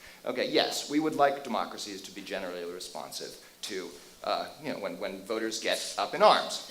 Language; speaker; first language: English; native; English